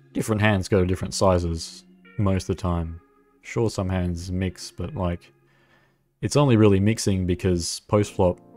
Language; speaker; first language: English; native; English